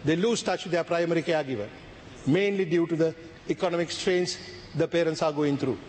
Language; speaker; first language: English; non-native, local second language; Sinhala